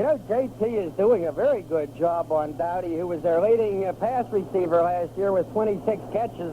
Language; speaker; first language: English; native; English